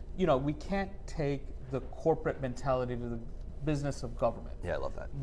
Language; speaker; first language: English; native; English